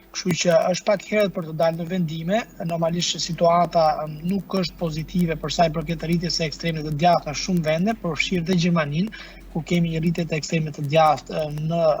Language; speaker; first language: Albanian; native; Albanian